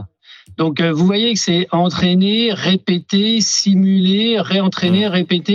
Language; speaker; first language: French; native; French